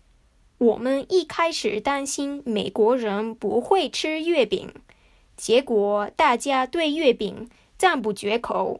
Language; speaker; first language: Chinese; non-native, fluent; Japanese